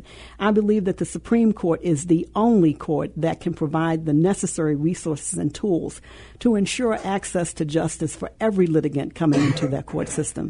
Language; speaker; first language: English; native; English